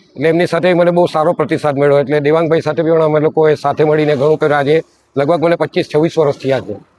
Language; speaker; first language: Gujarati; native; Gujarati